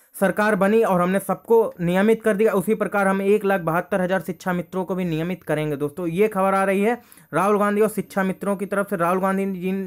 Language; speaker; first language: Hindi; native; Hindi